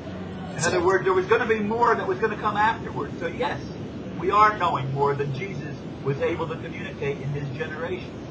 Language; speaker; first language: English; native; English